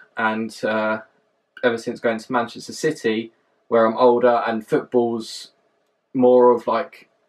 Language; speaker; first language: English; native; English